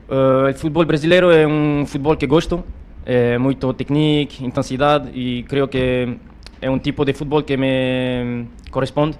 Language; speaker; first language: Portuguese; non-native, learner; Spanish